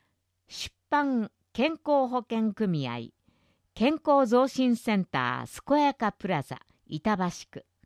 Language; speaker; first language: Japanese; native; Japanese